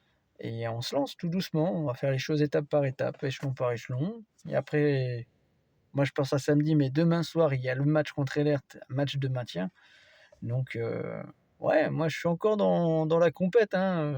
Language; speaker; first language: French; native; French